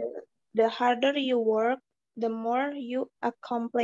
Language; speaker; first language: English; non-native, learner; Indonesian